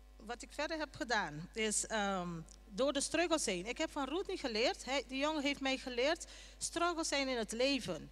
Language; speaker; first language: Dutch; non-native, local second language; Papiamento